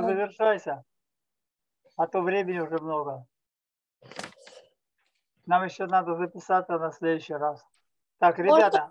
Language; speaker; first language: Russian; native; Russian